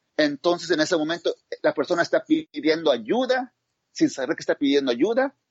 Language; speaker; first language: Spanish; native; Spanish